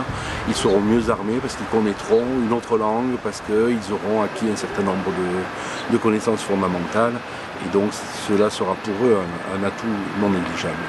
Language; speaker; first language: French; native; French